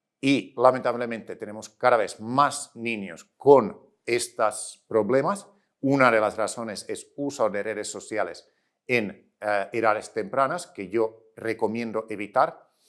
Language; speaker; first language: Spanish; non-native, fluent; Finnish